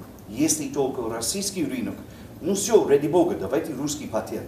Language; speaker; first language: Russian; non-native, learner; English